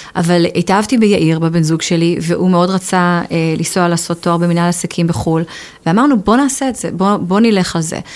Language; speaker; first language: Hebrew; native; Hebrew